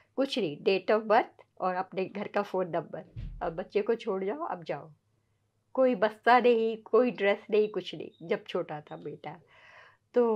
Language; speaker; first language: Hindi; native; Hindi